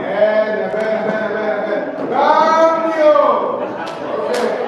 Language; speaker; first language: Italian; non-native, learner; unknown